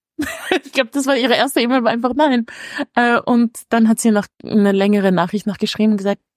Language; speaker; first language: German; native; German